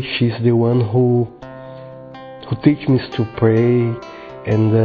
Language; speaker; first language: English; non-native, fluent; Portuguese